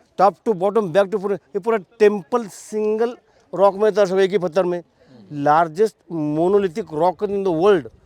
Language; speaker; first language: Hindi; non-native, local second language; Marathi